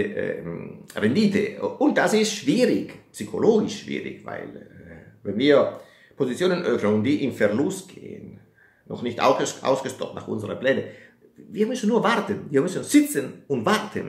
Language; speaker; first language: German; non-native, fluent; Italian